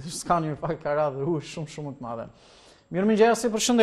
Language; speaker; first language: Albanian; native; Albanian